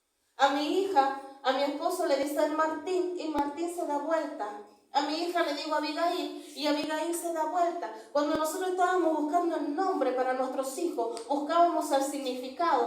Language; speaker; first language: Spanish; native; Spanish